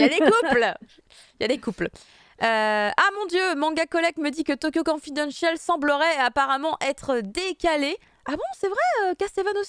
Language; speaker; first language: French; native; French